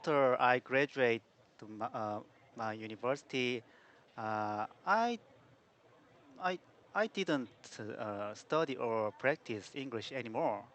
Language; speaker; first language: English; non-native, learner; Korean